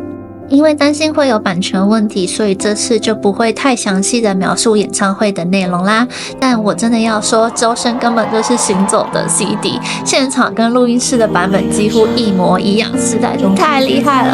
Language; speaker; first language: Chinese; native; Chinese